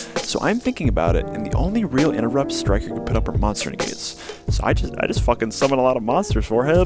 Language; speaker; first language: English; native; English